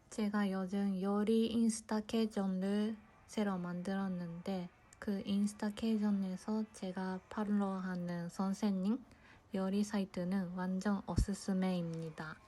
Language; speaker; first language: Korean; non-native, fluent; Japanese